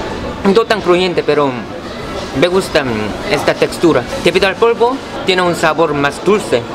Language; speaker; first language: Spanish; non-native, fluent; Korean